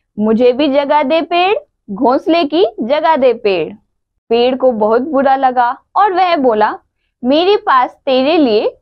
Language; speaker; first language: Hindi; native; Hindi